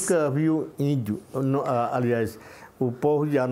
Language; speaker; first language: Portuguese; non-native, local second language; Yanomámi